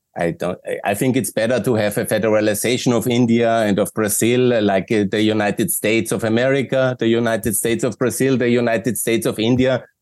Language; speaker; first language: English; non-native, fluent; German